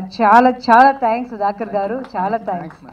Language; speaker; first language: Telugu; non-native, fluent; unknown